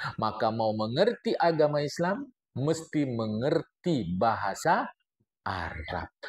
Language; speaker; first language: Indonesian; native; Indonesian